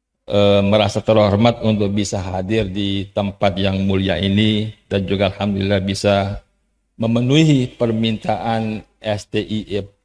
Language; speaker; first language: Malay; non-native, fluent; Javanese